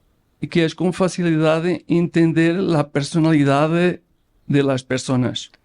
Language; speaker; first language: Spanish; non-native, learner; Portuguese